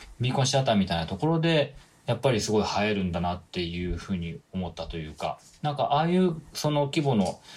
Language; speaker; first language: Japanese; native; Japanese